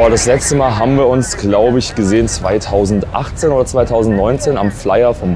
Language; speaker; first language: German; native; German